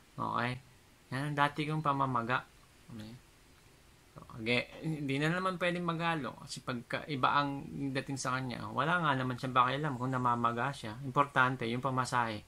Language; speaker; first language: Filipino; non-native, local second language; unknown